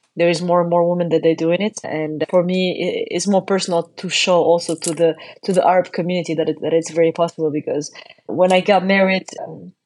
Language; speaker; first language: English; non-native, fluent; Arabic